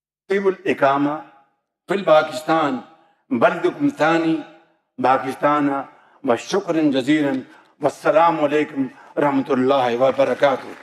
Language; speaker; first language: Arabic; non-native, fluent; Urdu